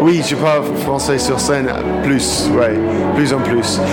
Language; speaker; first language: French; non-native, learner; English